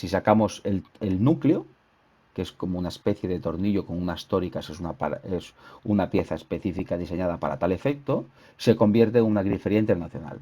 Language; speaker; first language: Spanish; native; Spanish